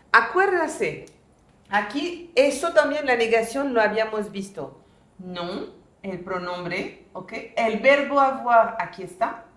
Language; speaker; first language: Spanish; non-native, fluent; French